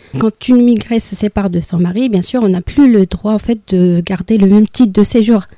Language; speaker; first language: French; non-native, local second language; Arabic